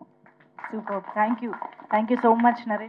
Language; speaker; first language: Telugu; native; Telugu